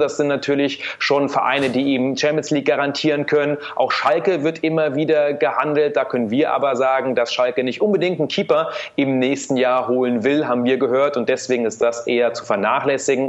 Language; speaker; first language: German; native; German